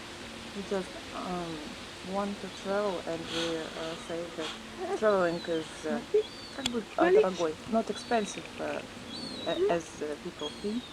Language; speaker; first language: English; non-native, learner; Russian